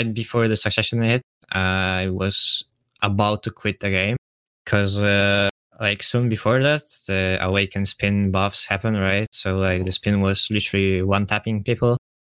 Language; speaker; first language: English; non-native, fluent; Polish